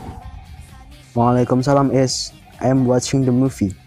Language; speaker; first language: English; non-native, learner; Indonesian